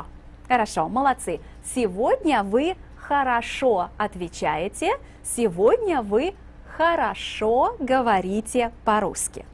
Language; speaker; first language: Russian; non-native, fluent; English